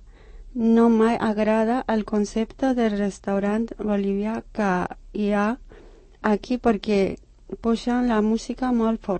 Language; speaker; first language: Catalan; non-native, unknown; Spanish